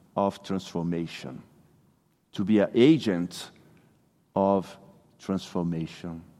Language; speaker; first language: English; non-native, fluent; Portuguese